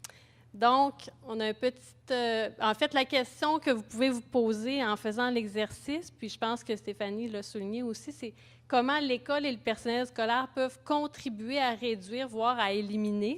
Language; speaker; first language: French; native; French